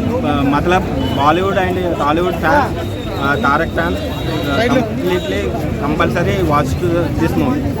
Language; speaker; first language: Hindi; non-native, local second language; Telugu